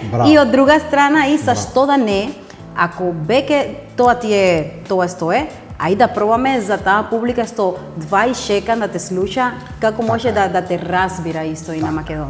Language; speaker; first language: Macedonian; non-native, fluent; Spanish